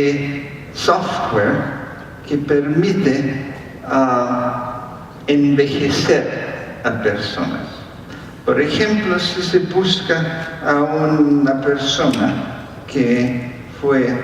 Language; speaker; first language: Spanish; non-native, fluent; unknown